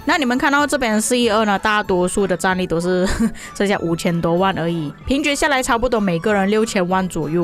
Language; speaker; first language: Chinese; native; Chinese